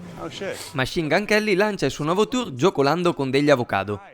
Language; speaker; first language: Italian; native; Italian